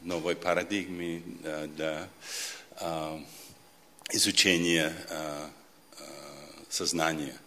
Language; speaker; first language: Russian; non-native, learner; Czech